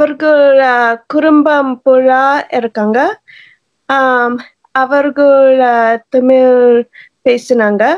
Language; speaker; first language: Tamil; non-native, learner; English